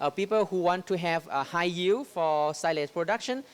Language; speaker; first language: English; non-native, fluent; Thai